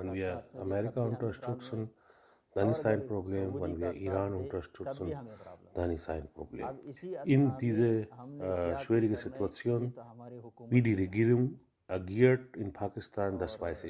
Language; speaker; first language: German; non-native, learner; Urdu